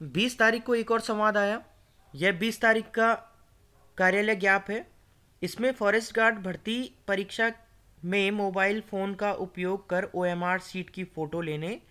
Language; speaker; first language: Hindi; native; Hindi